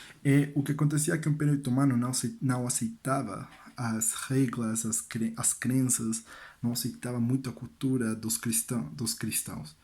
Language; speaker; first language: Portuguese; non-native, learner; Spanish